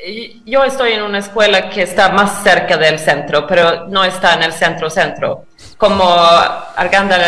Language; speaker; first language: Spanish; non-native, fluent; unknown